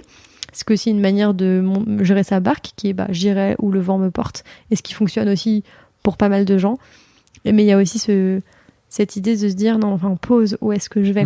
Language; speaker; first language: French; native; French